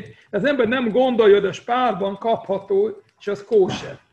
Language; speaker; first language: Hungarian; non-native, fluent; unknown